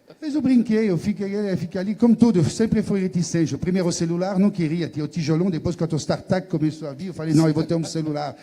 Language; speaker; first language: Portuguese; non-native, fluent; French